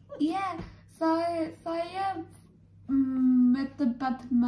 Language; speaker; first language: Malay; early bilingual, heritage; English